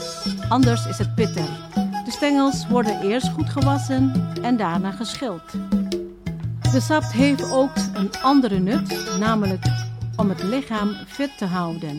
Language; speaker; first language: Dutch; non-native, fluent; Indonesian